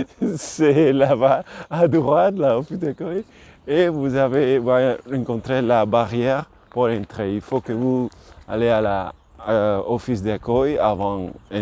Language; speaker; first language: French; non-native, learner; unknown